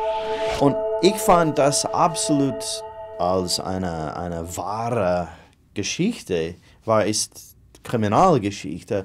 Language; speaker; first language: German; non-native, fluent; English